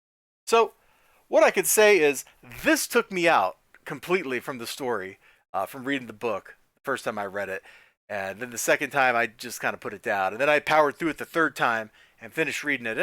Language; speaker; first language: English; native; English